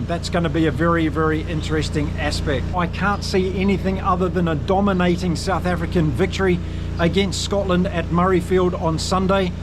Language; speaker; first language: English; native; English